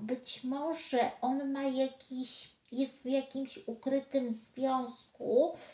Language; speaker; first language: Polish; native; Polish